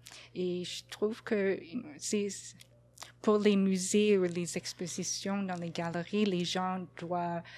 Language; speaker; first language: French; non-native, fluent; English